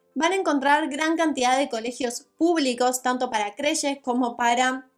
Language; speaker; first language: Spanish; native; Spanish